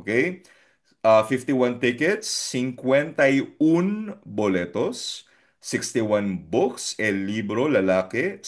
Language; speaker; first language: Spanish; non-native, fluent; Filipino